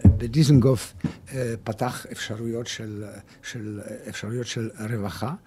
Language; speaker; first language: Hebrew; early bilingual, other home language; German